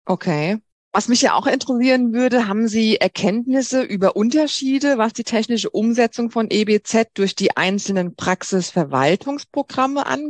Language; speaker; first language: German; native; German